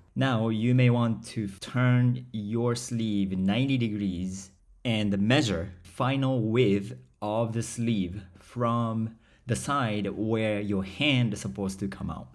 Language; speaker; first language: English; non-native, fluent; Japanese